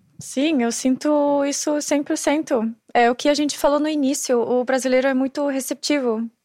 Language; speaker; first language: Portuguese; non-native, fluent; German